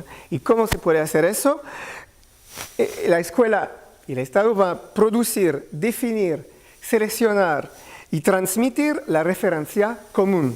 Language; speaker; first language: Spanish; non-native, learner; French